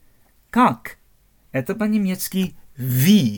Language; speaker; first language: Russian; non-native, fluent; German